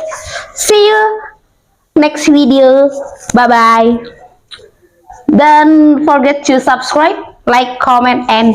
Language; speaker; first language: English; non-native, learner; Indonesian